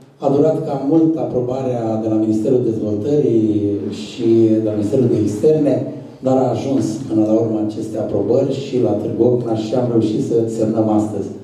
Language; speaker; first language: Romanian; native; Romanian